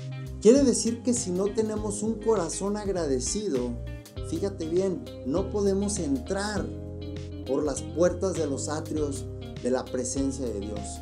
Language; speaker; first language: Spanish; native; Spanish